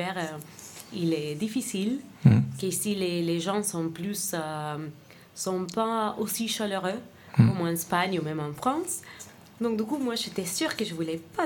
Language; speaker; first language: French; non-native, fluent; Spanish